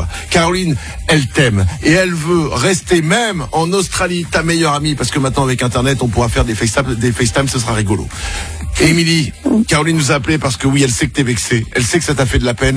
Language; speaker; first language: French; native; French